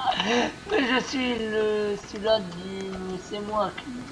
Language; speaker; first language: French; native; French